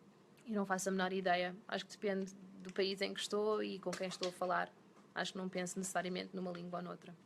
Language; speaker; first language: Portuguese; native; Portuguese